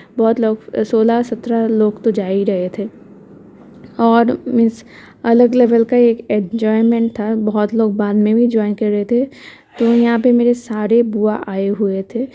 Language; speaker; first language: Hindi; non-native, local second language; Bangla